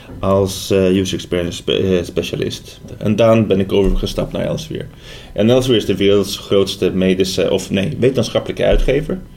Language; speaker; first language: Dutch; non-native, fluent; Swedish